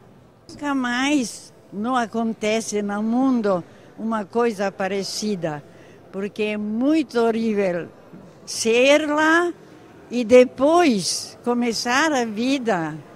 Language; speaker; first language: Portuguese; non-native, fluent; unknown